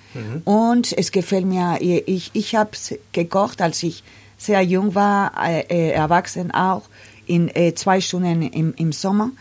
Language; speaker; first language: German; non-native, learner; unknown